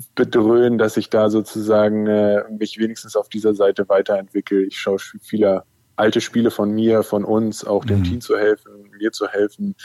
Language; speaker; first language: German; native; German